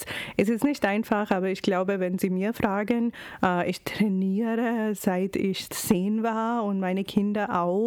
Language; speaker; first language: German; non-native, fluent; Urdu